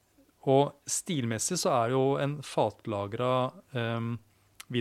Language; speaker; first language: Norwegian; native; Norwegian